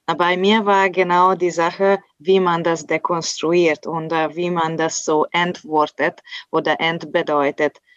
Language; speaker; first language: German; non-native, fluent; Hungarian